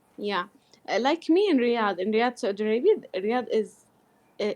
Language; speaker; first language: English; non-native, learner; Arabic